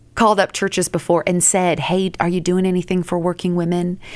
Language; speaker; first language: English; native; English